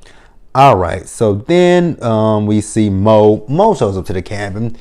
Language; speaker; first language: English; native; English